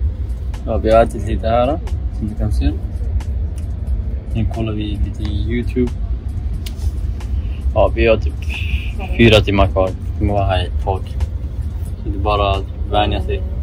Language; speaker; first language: Swedish; early bilingual, other home language; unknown